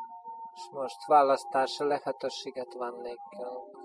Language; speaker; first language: Hungarian; non-native, fluent; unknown